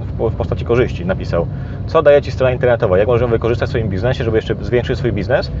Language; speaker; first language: Polish; native; Polish